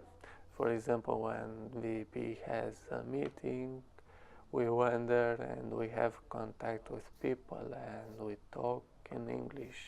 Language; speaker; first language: English; non-native, learner; Romanian